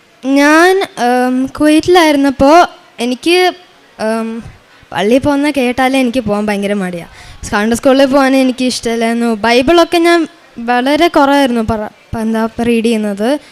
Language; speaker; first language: Malayalam; early bilingual, heritage; Malayalam